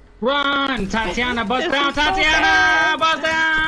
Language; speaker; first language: English; native; English